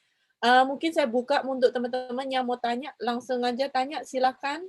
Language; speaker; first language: Indonesian; native; Indonesian